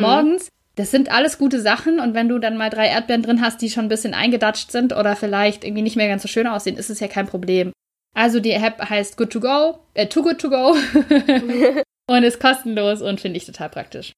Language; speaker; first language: German; native; German